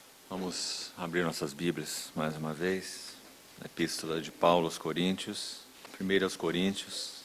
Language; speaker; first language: Portuguese; native; Portuguese